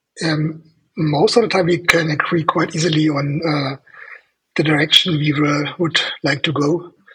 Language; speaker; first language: English; non-native, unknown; German